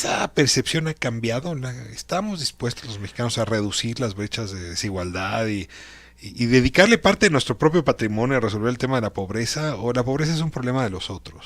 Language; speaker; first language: Spanish; native; Spanish